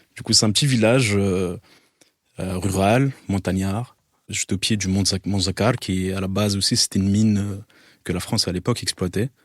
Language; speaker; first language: French; non-native, local second language; Arabic